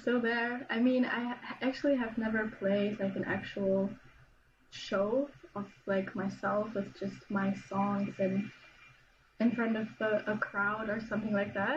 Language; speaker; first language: English; non-native, fluent; German